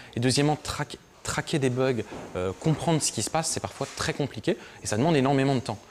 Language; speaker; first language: French; native; French